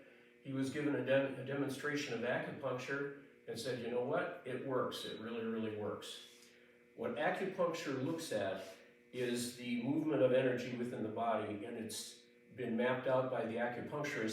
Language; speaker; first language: English; native; English